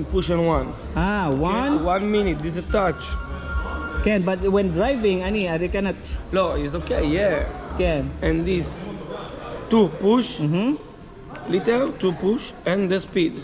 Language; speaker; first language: English; non-native, learner; Hebrew